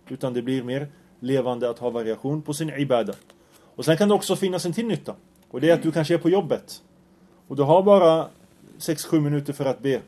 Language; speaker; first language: Swedish; early bilingual, other home language; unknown